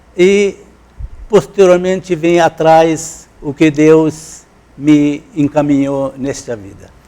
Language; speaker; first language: Portuguese; non-native, fluent; Arabic